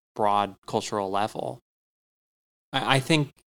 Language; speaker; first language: English; native; English